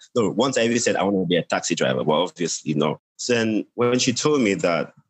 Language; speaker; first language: English; non-native, local second language; Yoruba